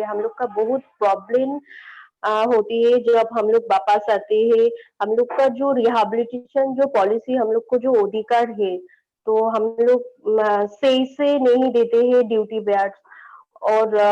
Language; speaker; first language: Hindi; non-native, local second language; Bangla